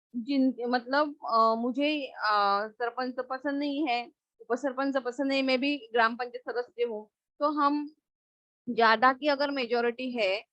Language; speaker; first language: Hindi; non-native, local second language; Marathi